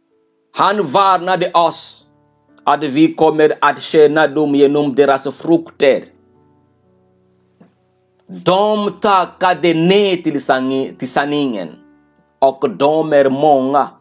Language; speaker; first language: Swedish; non-native, fluent; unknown